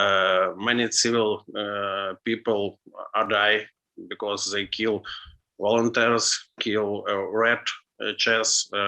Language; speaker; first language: English; non-native, learner; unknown